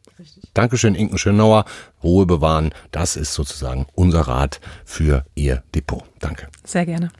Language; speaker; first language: German; native; German